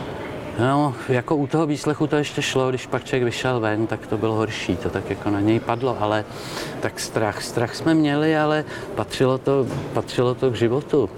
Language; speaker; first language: Czech; native; Czech